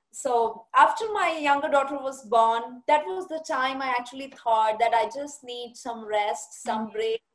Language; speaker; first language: English; non-native, local second language; Punjabi